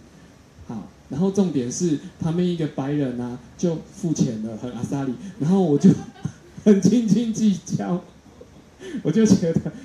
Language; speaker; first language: Chinese; native; Chinese